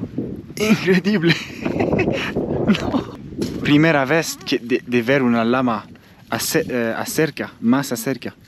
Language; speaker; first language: Spanish; non-native, learner; French